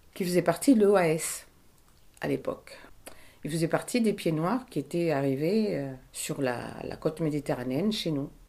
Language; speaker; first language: French; native; French